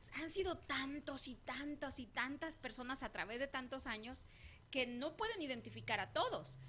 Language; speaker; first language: Spanish; native; Spanish